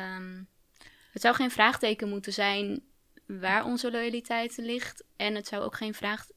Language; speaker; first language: Dutch; early bilingual, other home language; Turkish